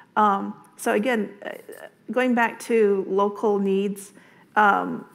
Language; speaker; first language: English; native; English